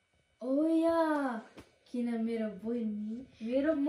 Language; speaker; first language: Nepali; early bilingual, heritage; Nepali